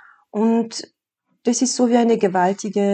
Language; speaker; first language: German; non-native, fluent; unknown